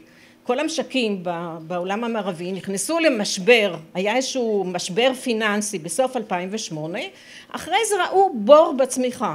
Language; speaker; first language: Hebrew; native; Hebrew